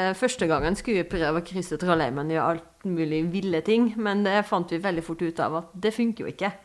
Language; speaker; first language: Norwegian; early bilingual, other home language; Dutch